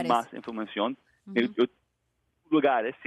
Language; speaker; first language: Spanish; non-native, learner; English